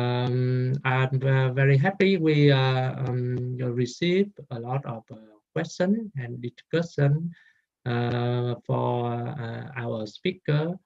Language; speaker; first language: English; non-native, learner; Vietnamese